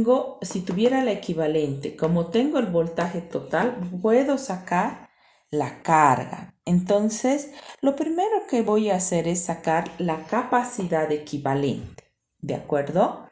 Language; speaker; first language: Spanish; native; Spanish